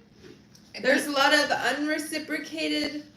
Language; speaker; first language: English; native; English